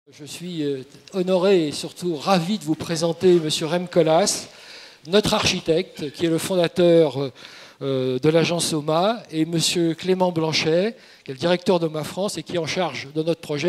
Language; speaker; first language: French; native; French